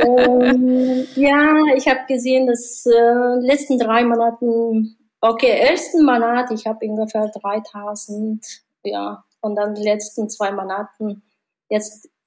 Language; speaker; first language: German; non-native, learner; Mongolian